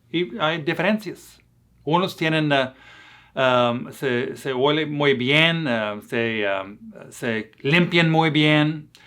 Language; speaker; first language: Spanish; non-native, fluent; English